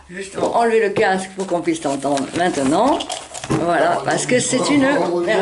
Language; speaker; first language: French; native; French